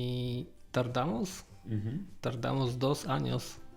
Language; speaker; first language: Spanish; non-native, learner; Polish